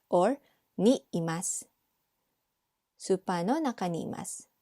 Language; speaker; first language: Japanese; non-native, learner; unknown